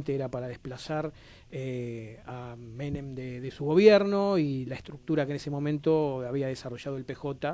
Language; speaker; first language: Spanish; native; Spanish